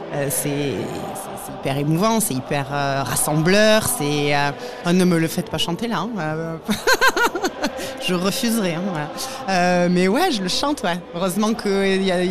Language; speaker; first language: French; native; French